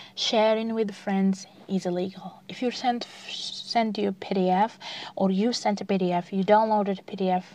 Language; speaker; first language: English; non-native, fluent; Arabic